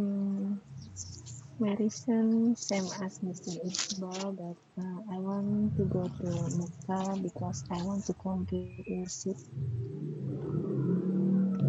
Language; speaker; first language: English; non-native, learner; Indonesian